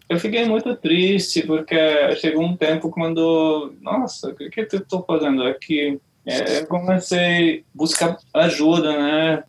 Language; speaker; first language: Portuguese; non-native, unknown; Hungarian